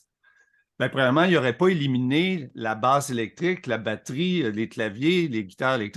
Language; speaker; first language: French; native; French